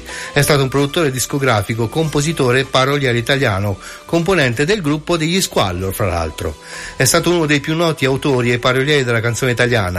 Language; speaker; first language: Italian; native; Italian